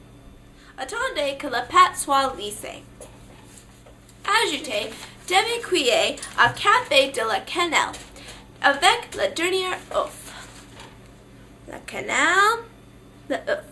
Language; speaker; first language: French; non-native, learner; English